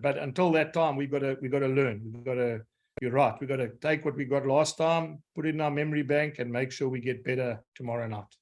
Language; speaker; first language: English; native; English